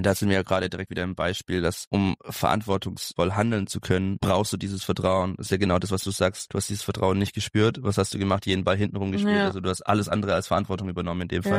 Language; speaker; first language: German; native; German